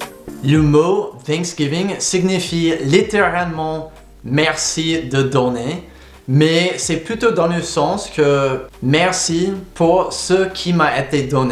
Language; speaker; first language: French; non-native, fluent; English